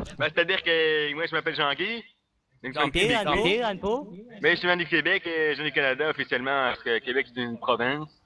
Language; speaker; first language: French; native; French